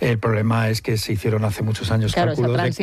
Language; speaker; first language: Spanish; native; Spanish